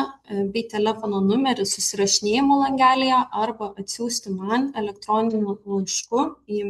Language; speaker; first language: Lithuanian; native; Lithuanian